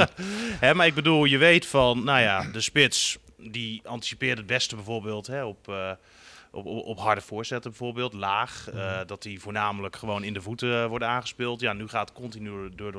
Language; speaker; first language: Dutch; native; Dutch